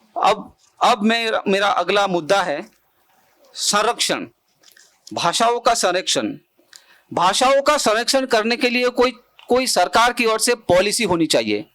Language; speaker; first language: Hindi; non-native, local second language; Bhili